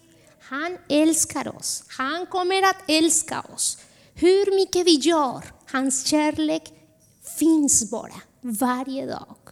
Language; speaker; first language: Swedish; non-native, fluent; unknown